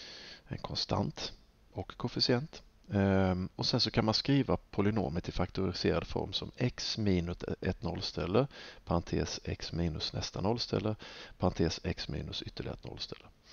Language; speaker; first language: Swedish; native; Swedish